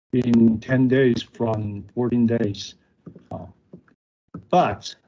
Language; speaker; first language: English; non-native, learner; Chinese